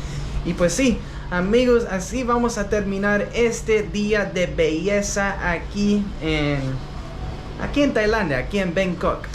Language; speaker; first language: Spanish; early bilingual, heritage; Spanish